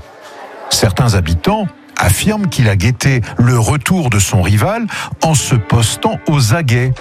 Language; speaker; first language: French; native; French